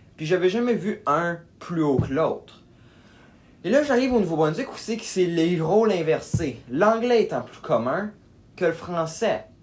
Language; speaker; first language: French; native; French